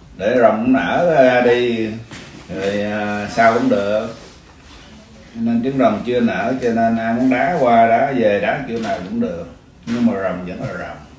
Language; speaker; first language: Vietnamese; early bilingual, heritage; Vietnamese